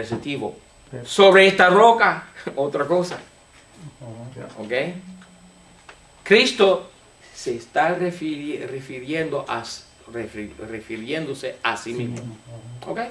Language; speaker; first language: Spanish; non-native, fluent; English